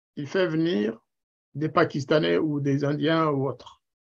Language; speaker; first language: French; non-native, local second language; Kinyarwanda